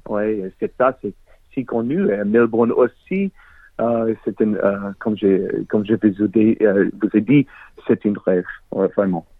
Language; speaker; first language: French; non-native, learner; English